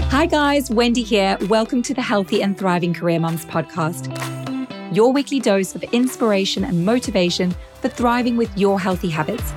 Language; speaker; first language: English; native; English